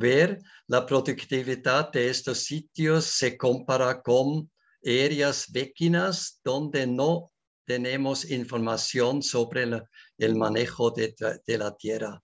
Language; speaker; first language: Spanish; non-native, learner; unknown